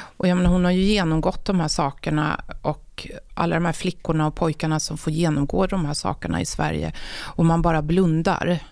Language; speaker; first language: Swedish; native; Swedish